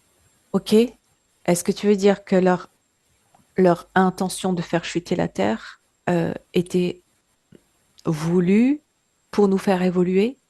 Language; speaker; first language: French; native; French